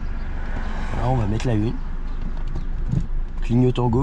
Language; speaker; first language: French; native; French